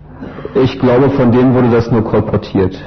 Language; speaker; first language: German; native; German